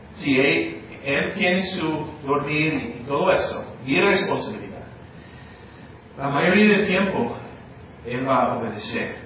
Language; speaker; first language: Spanish; non-native, fluent; English